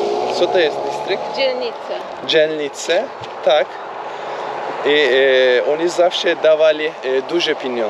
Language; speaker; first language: Polish; non-native, learner; Turkish